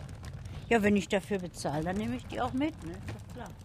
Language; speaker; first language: German; native; German